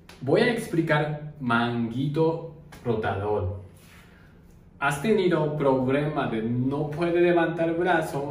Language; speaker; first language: Spanish; non-native, learner; Japanese